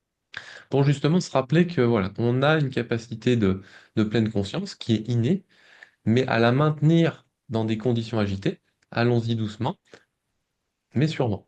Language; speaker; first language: French; native; French